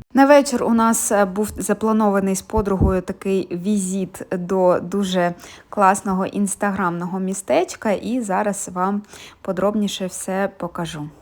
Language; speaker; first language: Ukrainian; non-native, local second language; Russian